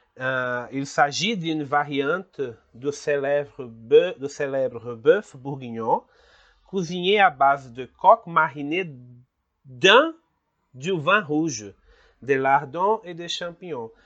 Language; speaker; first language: French; non-native, learner; Portuguese